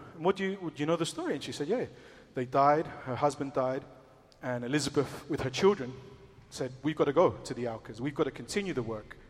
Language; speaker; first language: English; early bilingual, other home language; Spanish